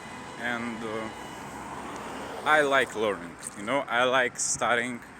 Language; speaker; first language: English; non-native, learner; Russian